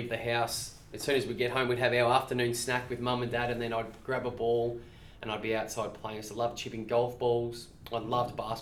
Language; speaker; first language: English; native; English